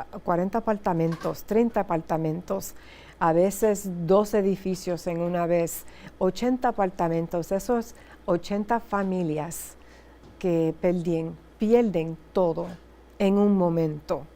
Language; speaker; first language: Spanish; early bilingual, heritage; Spanish